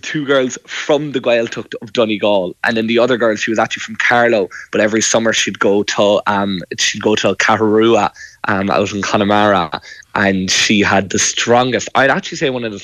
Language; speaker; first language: English; native; English